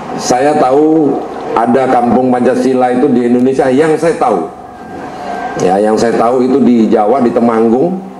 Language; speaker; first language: Indonesian; native; Indonesian